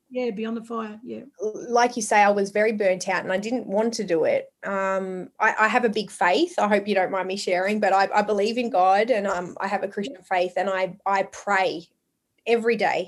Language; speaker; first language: English; native; English